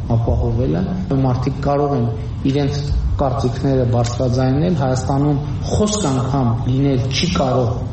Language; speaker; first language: Armenian; native; Armenian